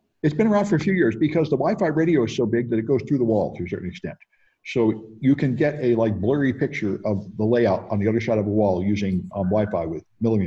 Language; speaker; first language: English; native; English